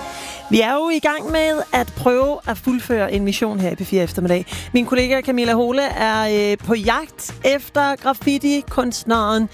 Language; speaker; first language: Danish; native; Danish